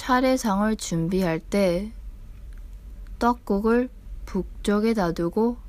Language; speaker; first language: Korean; non-native, learner; English